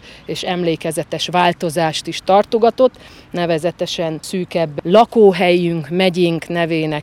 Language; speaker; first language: Hungarian; native; Hungarian